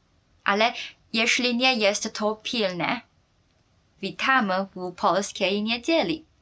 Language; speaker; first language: Polish; non-native, fluent; Chinese